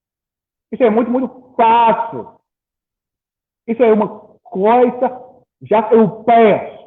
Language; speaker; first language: Portuguese; non-native, learner; English